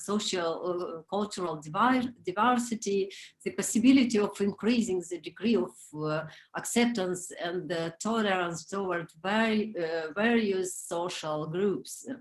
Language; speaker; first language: English; non-native, learner; Romanian